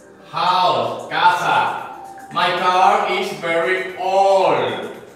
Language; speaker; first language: English; non-native, learner; Spanish